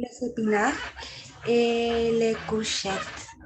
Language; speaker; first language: French; non-native, learner; Spanish